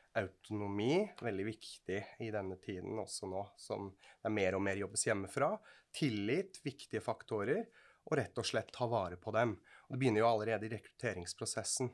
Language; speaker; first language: Norwegian; non-native, fluent; Swiss German